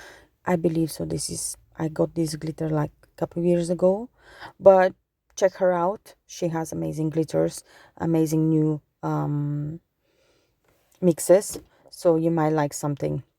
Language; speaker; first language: English; non-native, fluent; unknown